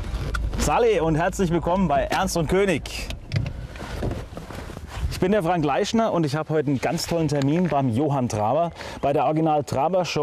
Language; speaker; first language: German; native; German